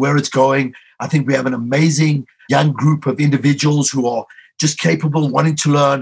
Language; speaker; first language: English; native; English